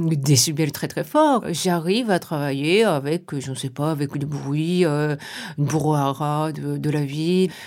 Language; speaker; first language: French; non-native, fluent; Japanese